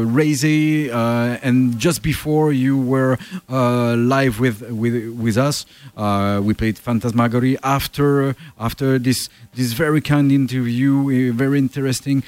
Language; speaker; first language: English; non-native, learner; French